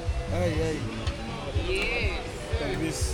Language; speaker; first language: French; non-native, local second language; Swahili